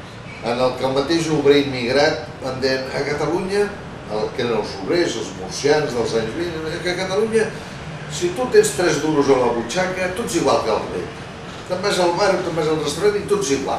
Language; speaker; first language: Catalan; native; Catalan